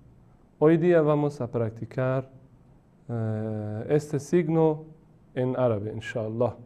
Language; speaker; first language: Spanish; non-native, fluent; Persian